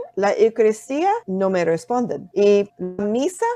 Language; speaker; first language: Spanish; non-native, fluent; English